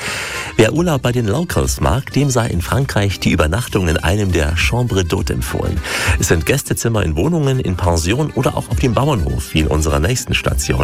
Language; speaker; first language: German; native; German